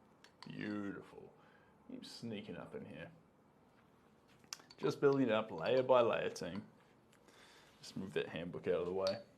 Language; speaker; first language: English; native; English